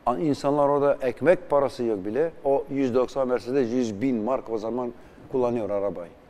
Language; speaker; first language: Turkish; non-native, fluent; Albanian